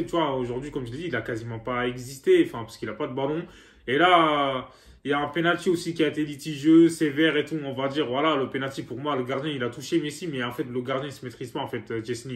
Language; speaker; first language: French; native; French